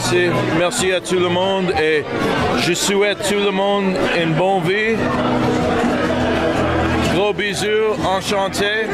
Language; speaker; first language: French; non-native, learner; English